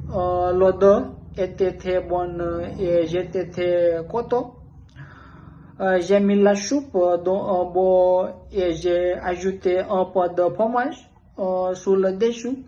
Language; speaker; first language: French; non-native, learner; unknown